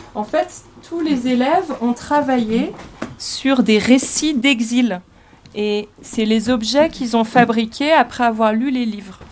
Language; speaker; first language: French; native; French